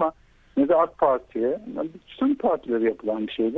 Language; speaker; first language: Turkish; native; Turkish